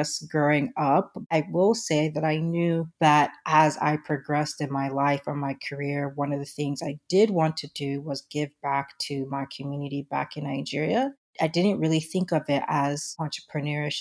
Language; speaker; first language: English; native; English